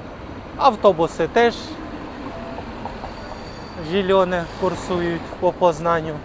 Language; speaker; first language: Polish; non-native, learner; Ukrainian